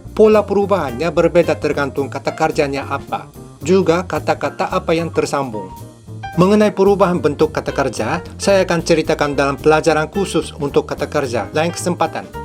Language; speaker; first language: Indonesian; non-native, fluent; Japanese